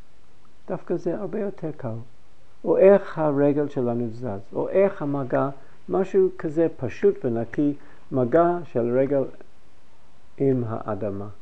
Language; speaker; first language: Hebrew; non-native, fluent; English